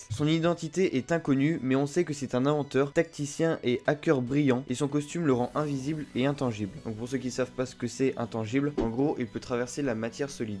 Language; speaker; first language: French; native; French